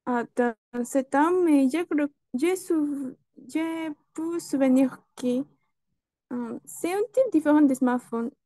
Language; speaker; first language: French; non-native, learner; Spanish